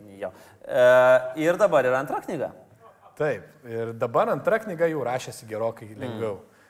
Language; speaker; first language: Lithuanian; native; Lithuanian